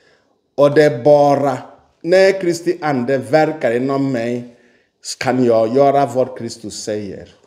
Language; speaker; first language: Swedish; non-native, fluent; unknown